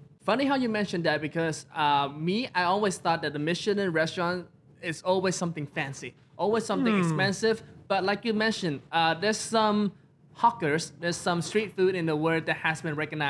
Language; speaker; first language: English; non-native, fluent; Vietnamese